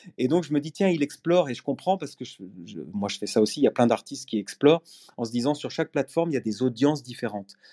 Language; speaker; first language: French; native; French